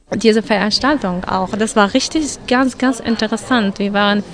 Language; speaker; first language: German; non-native, fluent; Arabic